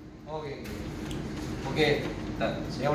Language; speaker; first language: Malay; native; Malay